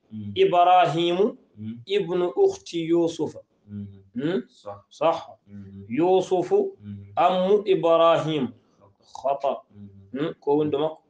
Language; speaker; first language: Arabic; non-native, fluent; Wolof